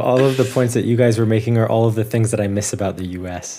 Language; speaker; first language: English; native; English